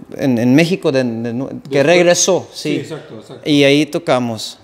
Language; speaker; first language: Spanish; non-native, fluent; Dutch